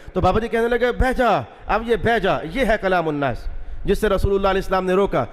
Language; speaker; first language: Urdu; non-native, local second language; Punjabi